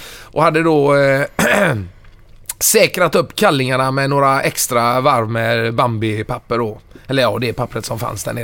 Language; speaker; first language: Swedish; native; Swedish